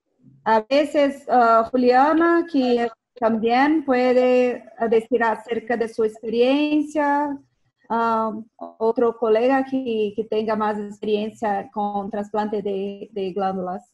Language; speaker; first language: Spanish; non-native, fluent; Portuguese